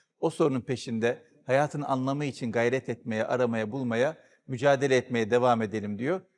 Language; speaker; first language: Turkish; native; Turkish